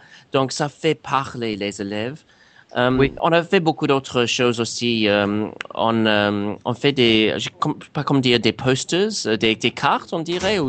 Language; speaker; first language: French; non-native, fluent; English